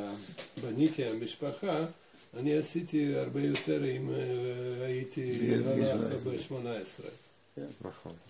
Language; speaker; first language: Hebrew; non-native, fluent; Russian